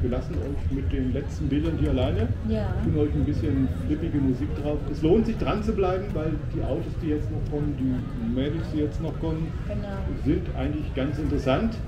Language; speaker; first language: German; native; German